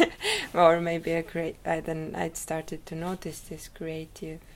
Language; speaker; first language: English; non-native, fluent; Estonian